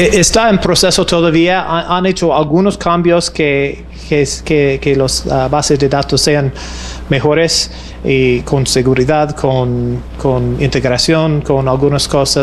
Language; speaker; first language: Spanish; non-native, fluent; English